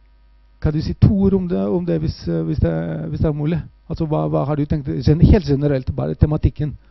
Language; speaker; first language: Norwegian; non-native, fluent; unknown